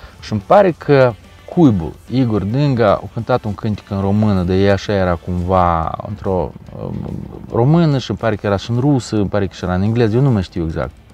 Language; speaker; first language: Romanian; non-native, local second language; Russian